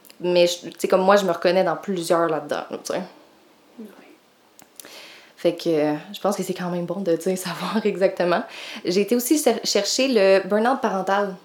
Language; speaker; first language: French; native; French